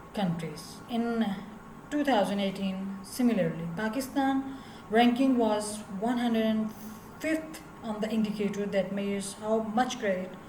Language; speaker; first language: English; non-native, local second language; Urdu